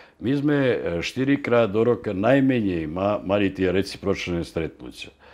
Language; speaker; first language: Slovak; native; Slovak